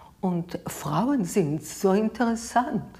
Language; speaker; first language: German; non-native, fluent; Hebrew